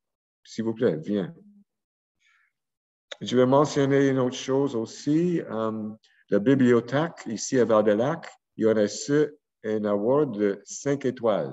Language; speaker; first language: French; non-native, local second language; English